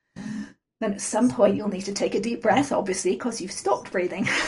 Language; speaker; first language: English; native; English